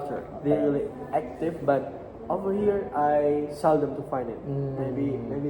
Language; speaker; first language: English; non-native, learner; Indonesian